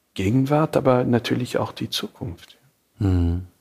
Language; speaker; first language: German; non-native, fluent; English